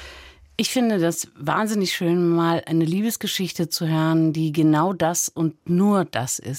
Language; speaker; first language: German; native; German